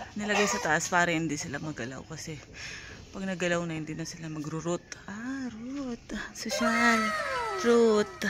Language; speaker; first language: Filipino; non-native, local second language; Pampanga